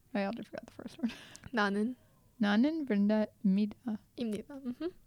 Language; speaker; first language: English; early bilingual, other home language; Telugu